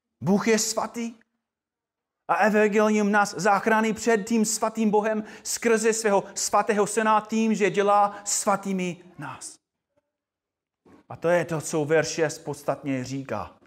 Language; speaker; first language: Czech; non-native, fluent; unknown